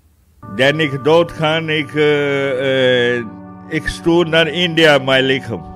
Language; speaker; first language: Dutch; non-native, learner; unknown